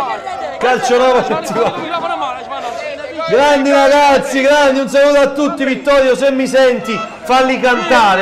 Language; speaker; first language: Italian; native; Italian